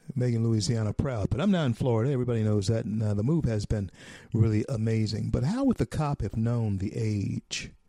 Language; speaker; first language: English; native; English